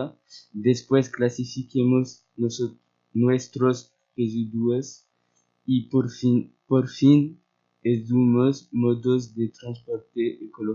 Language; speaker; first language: Spanish; non-native, learner; French